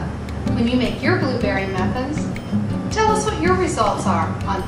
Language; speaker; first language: English; native; English